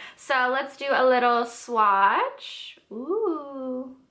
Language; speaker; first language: English; native; English